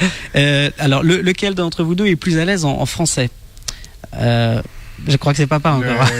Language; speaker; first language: French; native; French